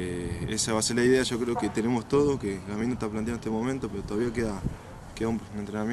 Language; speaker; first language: Spanish; native; Spanish